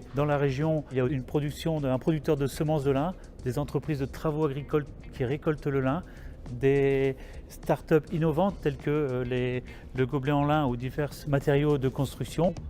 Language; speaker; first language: French; native; French